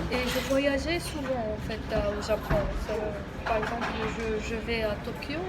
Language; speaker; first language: French; non-native, local second language; Arabic